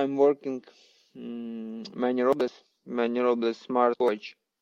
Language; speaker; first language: English; non-native, learner; Ukrainian